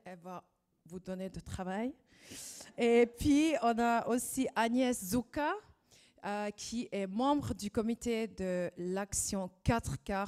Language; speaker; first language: French; non-native, fluent; German